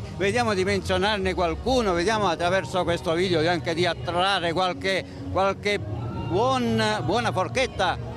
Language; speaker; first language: Italian; native; Italian